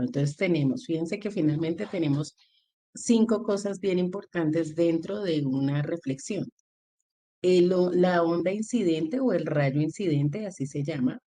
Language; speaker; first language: Spanish; native; Spanish